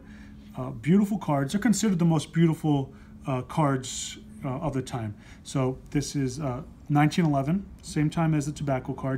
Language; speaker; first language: English; native; English